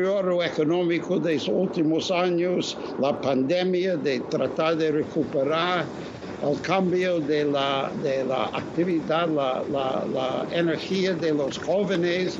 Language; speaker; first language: Spanish; non-native, fluent; English